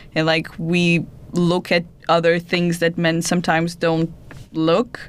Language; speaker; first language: English; non-native, fluent; Portuguese